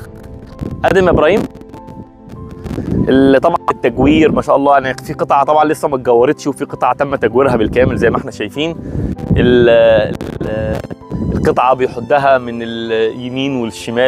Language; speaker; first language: Arabic; native; Arabic